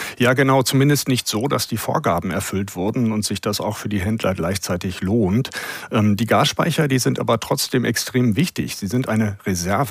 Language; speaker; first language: German; native; German